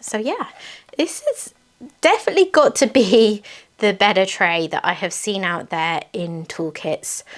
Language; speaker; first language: English; native; English